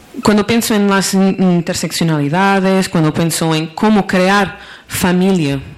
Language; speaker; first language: Spanish; non-native, learner; Portuguese